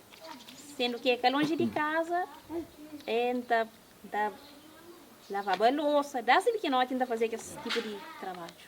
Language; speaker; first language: Portuguese; non-native, local second language; Kabuverdianu